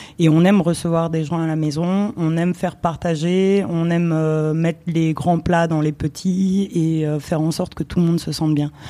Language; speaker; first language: French; early bilingual, other home language; Romanian